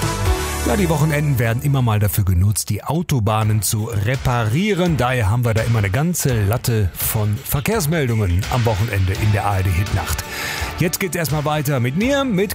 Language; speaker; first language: German; native; German